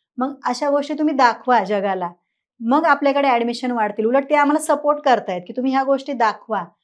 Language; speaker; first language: Marathi; native; Marathi